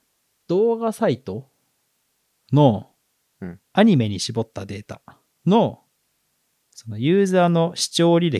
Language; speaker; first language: Japanese; native; Japanese